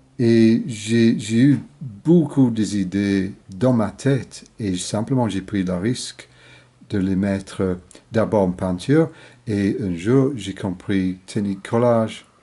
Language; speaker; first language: French; non-native, fluent; English